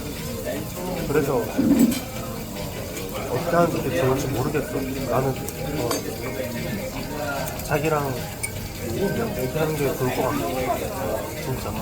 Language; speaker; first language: Korean; native; Korean